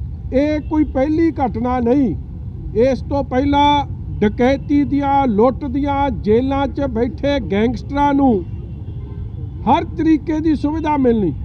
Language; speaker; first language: Hindi; non-native, local second language; Punjabi